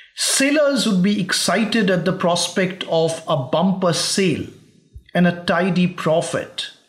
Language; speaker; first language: English; non-native, local second language; Bangla